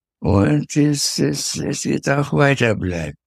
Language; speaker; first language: German; non-native, fluent; Russian